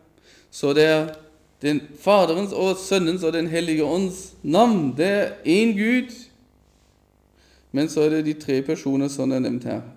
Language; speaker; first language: Norwegian; non-native, fluent; German